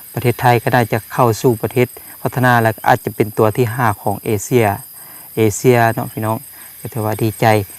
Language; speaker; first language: Thai; native; Thai